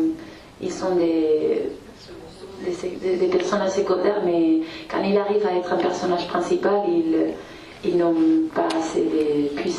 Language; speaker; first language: French; non-native, fluent; Spanish